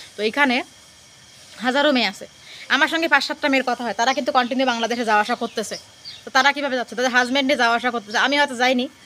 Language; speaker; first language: Bangla; native; Bangla